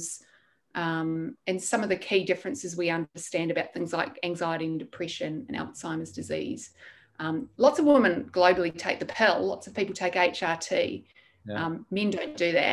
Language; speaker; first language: English; native; English